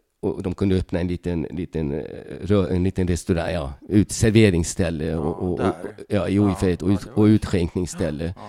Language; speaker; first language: Swedish; early bilingual, other home language; Hungarian